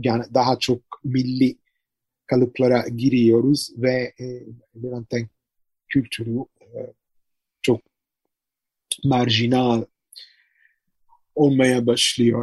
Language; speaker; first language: Turkish; non-native, fluent; Italian